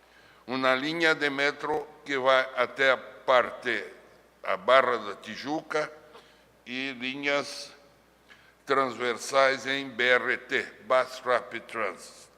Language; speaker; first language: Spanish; non-native, fluent; Portuguese